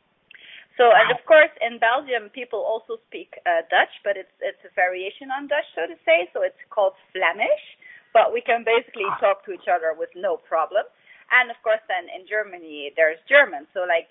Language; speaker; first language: English; non-native, fluent; Dutch